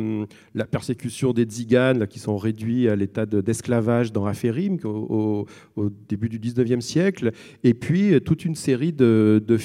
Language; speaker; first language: French; native; French